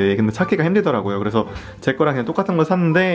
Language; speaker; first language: Korean; native; Korean